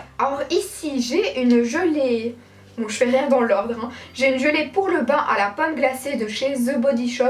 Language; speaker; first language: French; native; French